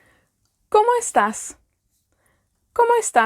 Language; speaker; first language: Spanish; non-native, fluent; Welsh